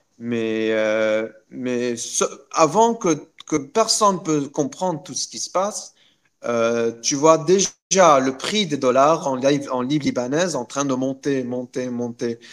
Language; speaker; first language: French; non-native, local second language; Arabic